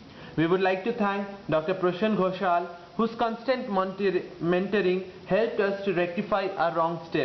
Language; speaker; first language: English; non-native, local second language; Bangla